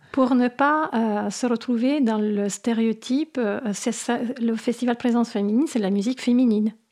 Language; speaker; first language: French; non-native, fluent; Italian